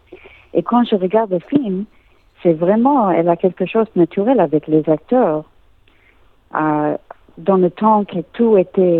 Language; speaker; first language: French; non-native, learner; English